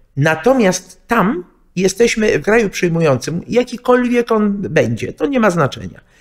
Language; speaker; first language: Polish; native; Polish